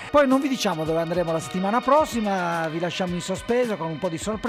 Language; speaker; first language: Italian; native; Italian